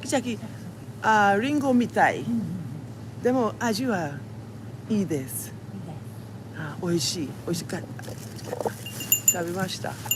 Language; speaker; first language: Japanese; non-native, learner; English